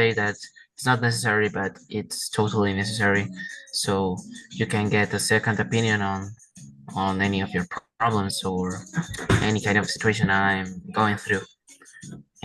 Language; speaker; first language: English; early bilingual, other home language; Spanish